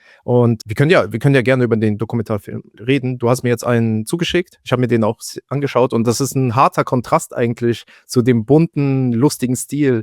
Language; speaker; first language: German; native; German